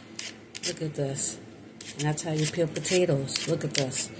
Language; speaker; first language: English; native; English